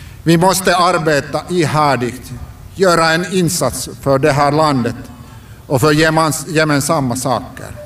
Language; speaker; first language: Swedish; non-native, local second language; Finnish